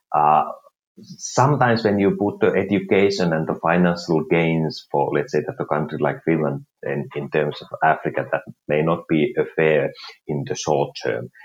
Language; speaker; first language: English; non-native, fluent; Finnish